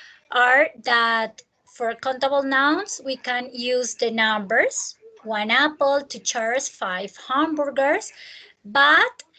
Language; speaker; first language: English; non-native, fluent; Spanish